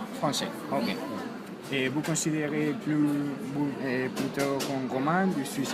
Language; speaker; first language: French; non-native, learner; Spanish